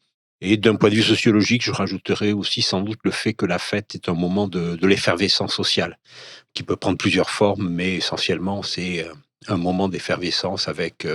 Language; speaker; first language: French; native; French